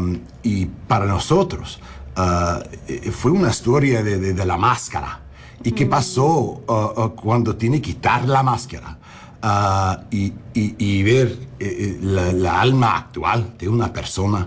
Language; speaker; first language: Spanish; non-native, learner; English